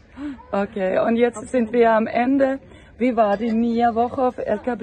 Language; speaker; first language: German; non-native, fluent; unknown